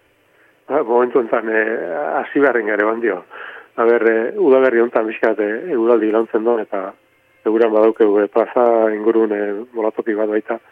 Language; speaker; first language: Basque; native; Basque